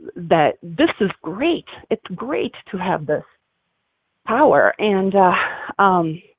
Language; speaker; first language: English; non-native, fluent; Italian